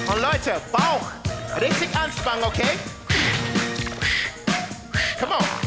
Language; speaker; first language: German; non-native, fluent; English